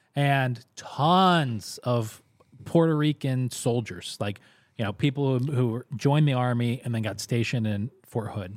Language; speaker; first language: English; native; English